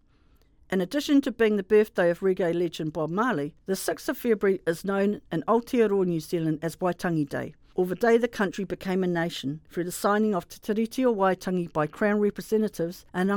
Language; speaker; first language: English; native; English